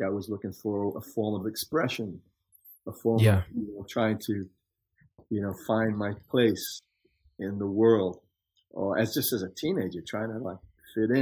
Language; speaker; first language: English; native; English